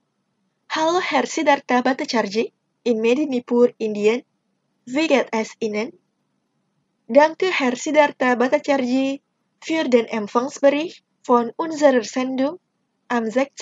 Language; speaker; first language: German; non-native, fluent; Indonesian